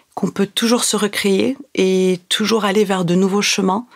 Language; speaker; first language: French; non-native, local second language; Arabic